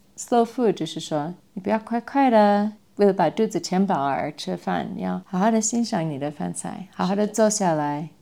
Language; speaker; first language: Chinese; non-native, fluent; English